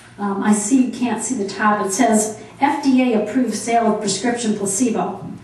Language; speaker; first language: English; native; English